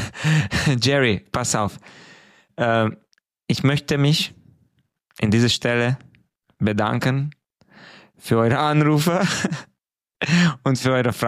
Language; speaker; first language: German; non-native, fluent; Hungarian